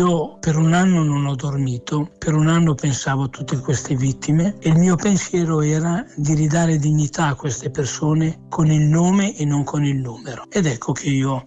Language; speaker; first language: Italian; native; Italian